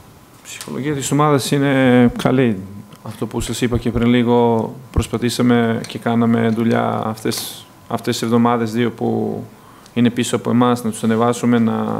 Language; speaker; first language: Greek; non-native, fluent; Serbian